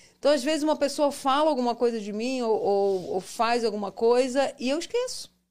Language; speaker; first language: Portuguese; native; Portuguese